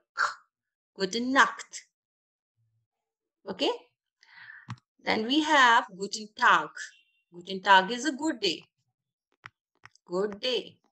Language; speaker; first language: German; non-native, learner; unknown